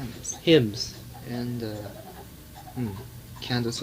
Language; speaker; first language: English; non-native, learner; Japanese